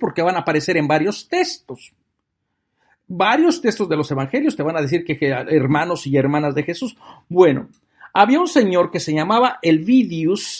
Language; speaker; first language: Spanish; native; Spanish